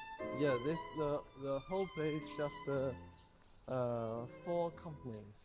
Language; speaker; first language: English; non-native, learner; Chinese